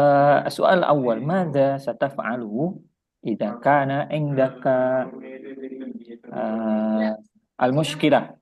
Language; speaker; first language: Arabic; non-native, fluent; Indonesian